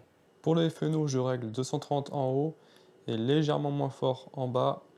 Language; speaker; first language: French; native; French